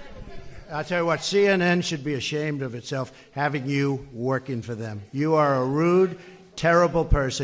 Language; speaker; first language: English; native; English